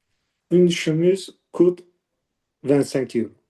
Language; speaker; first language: French; non-native, learner; Azerbaijani